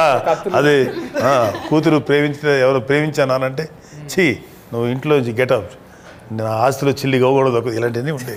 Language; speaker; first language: Telugu; native; Telugu